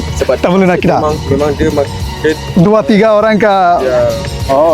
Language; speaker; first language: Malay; non-native, learner; Bangla